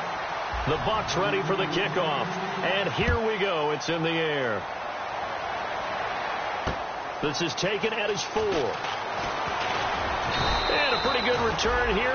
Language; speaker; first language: English; native; English